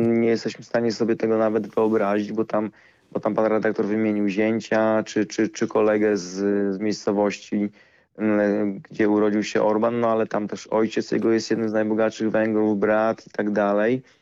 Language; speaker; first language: Polish; native; Polish